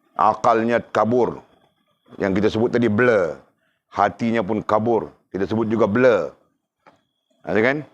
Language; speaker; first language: Malay; native; Malay